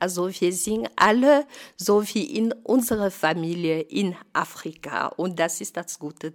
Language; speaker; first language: German; non-native, fluent; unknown